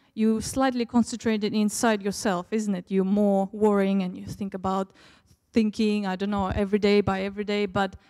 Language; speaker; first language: English; early bilingual, other home language; Russian